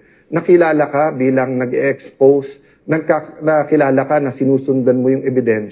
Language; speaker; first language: Filipino; native; Filipino